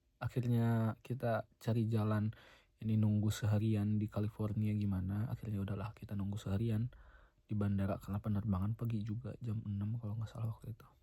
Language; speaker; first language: Indonesian; native; Indonesian